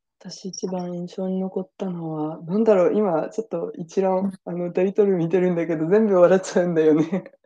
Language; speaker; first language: Japanese; non-native, fluent; French